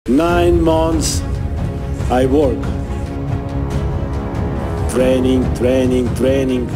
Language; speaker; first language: English; non-native, learner; Ukrainian